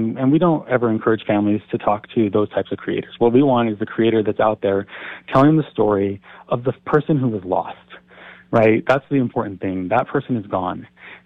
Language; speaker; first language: English; native; English